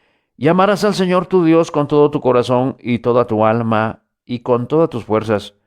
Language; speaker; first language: Spanish; native; Spanish